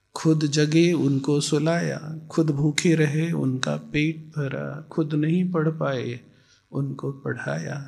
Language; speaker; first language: Hindi; native; Hindi